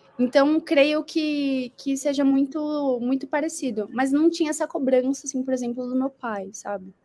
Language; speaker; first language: Portuguese; native; Portuguese